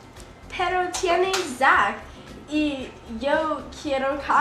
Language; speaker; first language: Spanish; non-native, learner; English